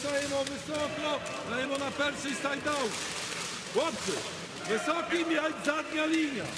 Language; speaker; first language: Ukrainian; non-native, learner; Polish